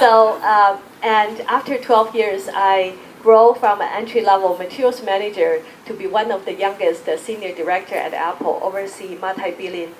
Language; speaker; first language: English; non-native, fluent; Chinese